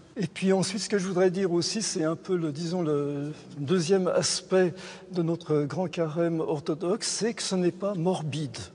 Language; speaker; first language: French; native; French